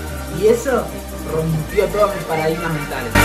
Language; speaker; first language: Spanish; native; Spanish